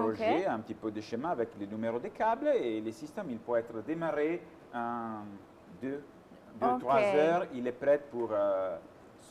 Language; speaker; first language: French; non-native, fluent; Italian